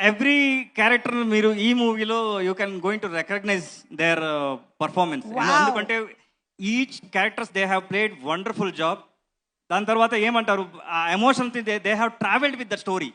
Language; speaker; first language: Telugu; non-native, learner; Kannada